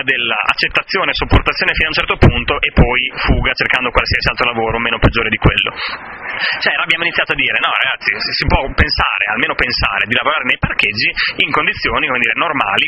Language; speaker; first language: Italian; native; Italian